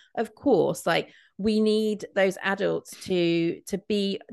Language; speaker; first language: English; native; English